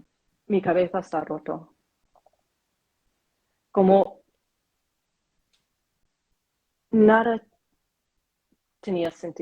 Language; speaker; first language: Spanish; non-native, fluent; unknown